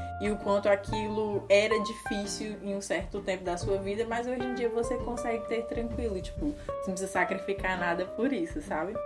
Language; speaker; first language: Portuguese; native; Portuguese